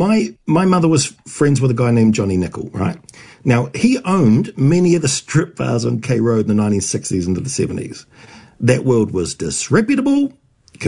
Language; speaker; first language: English; native; English